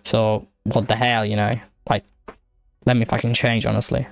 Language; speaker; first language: English; non-native, fluent; Italian